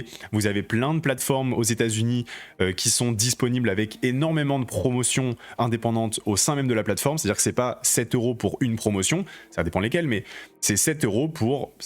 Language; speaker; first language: French; native; French